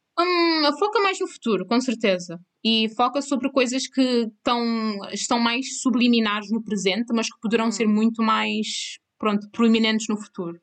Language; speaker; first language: Portuguese; non-native, local second language; Kabuverdianu